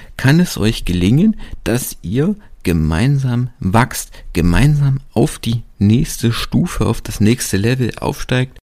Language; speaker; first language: German; native; German